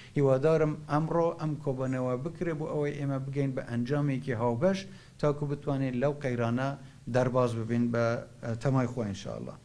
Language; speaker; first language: Central Kurdish; non-native, local second language; Kurdish